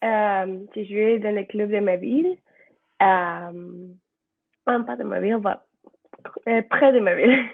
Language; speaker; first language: French; non-native, learner; Spanish